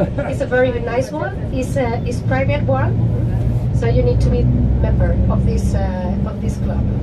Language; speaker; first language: English; non-native, fluent; Spanish